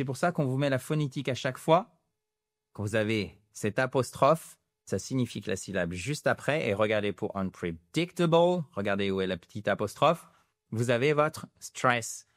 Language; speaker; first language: French; native; French